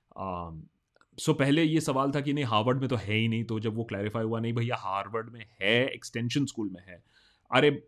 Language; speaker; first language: Hindi; non-native, local second language; Bangla